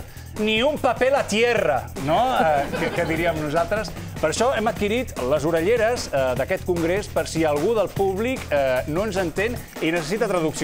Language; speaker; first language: Catalan; native; Catalan